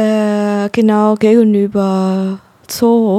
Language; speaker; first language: German; non-native, fluent; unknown